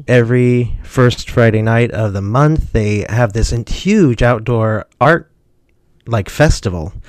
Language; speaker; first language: English; native; English